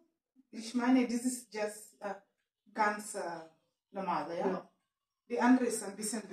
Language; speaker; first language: German; non-native, learner; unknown